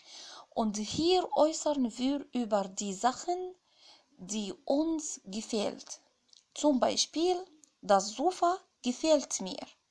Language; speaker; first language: German; non-native, fluent; Arabic